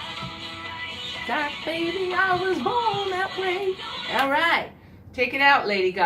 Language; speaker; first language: English; native; English